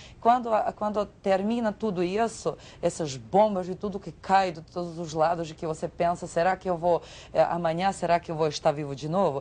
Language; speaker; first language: Portuguese; non-native, fluent; Serbian